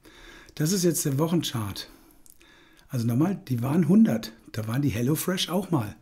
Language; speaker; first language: German; native; German